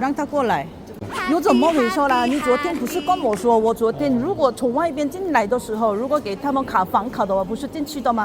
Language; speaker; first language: Chinese; non-native, fluent; Korean